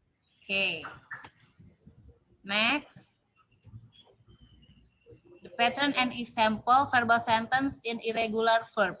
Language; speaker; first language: English; non-native, learner; Indonesian